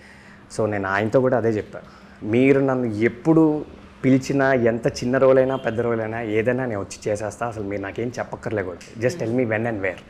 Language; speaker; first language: Telugu; native; Telugu